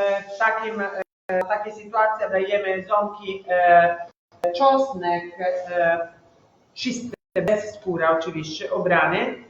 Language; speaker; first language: Polish; non-native, learner; Italian